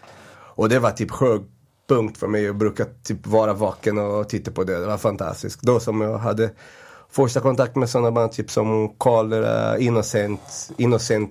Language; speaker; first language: Swedish; non-native, fluent; Portuguese